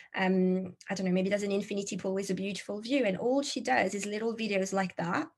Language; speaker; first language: English; non-native, fluent; French